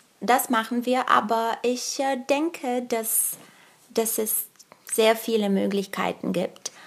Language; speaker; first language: German; early bilingual, other home language; Bulgarian